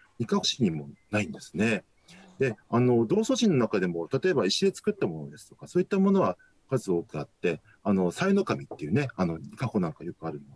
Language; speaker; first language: Japanese; native; Japanese